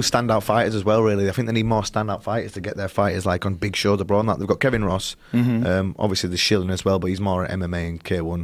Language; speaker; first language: English; native; English